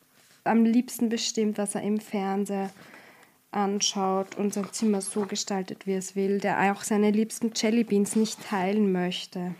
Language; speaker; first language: German; native; German